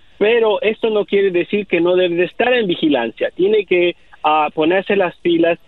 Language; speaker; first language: Spanish; native; Spanish